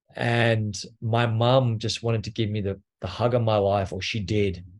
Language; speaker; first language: English; native; English